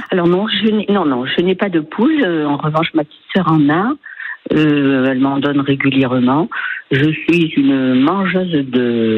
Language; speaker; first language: French; early bilingual, other home language; Spanish